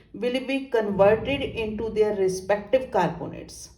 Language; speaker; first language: English; non-native, local second language; Punjabi